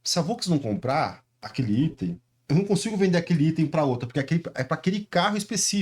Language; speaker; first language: Portuguese; native; Portuguese